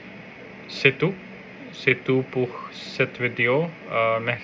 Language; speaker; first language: French; non-native, learner; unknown